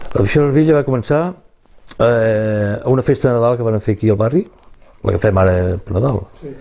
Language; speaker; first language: Catalan; non-native, local second language; Spanish